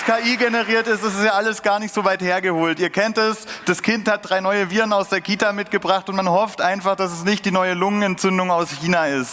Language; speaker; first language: German; native; German